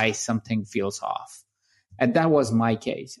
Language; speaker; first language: English; non-native, local second language; Hindi